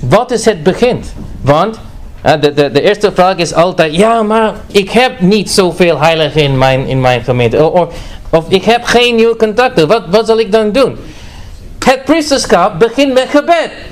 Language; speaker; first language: Dutch; non-native, fluent; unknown